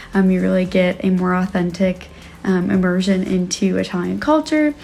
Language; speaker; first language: English; native; English